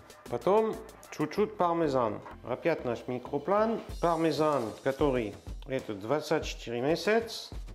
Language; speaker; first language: Russian; non-native, learner; French